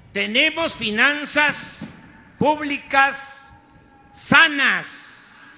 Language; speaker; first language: Spanish; native; Spanish